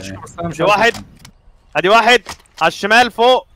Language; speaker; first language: Arabic; native; Arabic